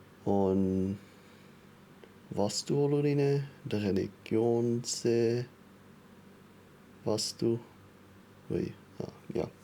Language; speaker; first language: Estonian; non-native, learner; English